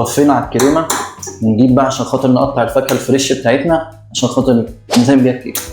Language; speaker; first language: Arabic; native; Arabic